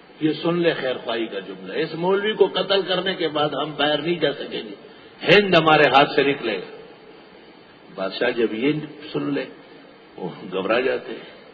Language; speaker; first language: Urdu; non-native, local second language; Pashto